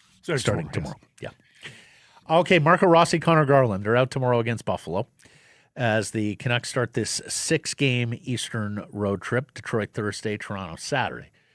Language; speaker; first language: English; native; English